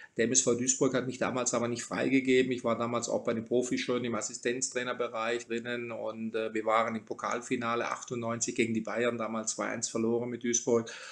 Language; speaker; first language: German; early bilingual, other home language; Croatian